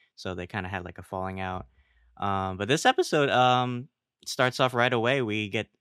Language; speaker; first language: English; early bilingual, other home language; Filipino